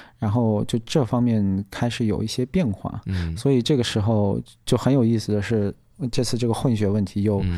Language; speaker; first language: Chinese; native; Chinese